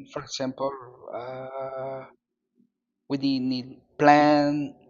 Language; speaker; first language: English; non-native, learner; Spanish